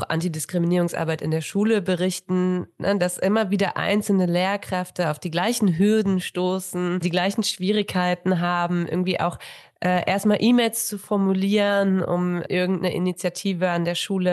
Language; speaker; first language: German; native; German